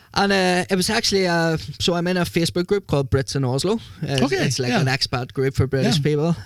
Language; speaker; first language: English; native; English